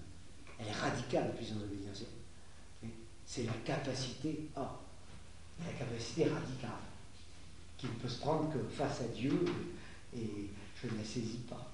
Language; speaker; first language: French; native; French